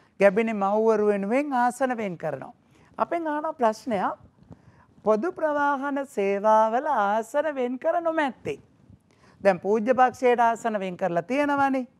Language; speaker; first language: Sinhala; native; Sinhala